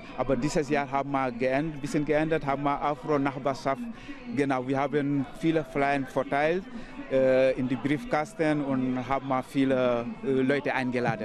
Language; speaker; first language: German; non-native, learner; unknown